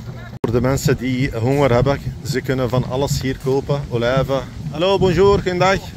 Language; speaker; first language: Dutch; non-native, fluent; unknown